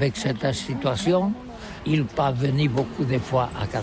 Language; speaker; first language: French; non-native, learner; Catalan